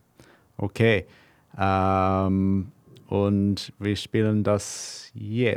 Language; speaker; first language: German; non-native, learner; English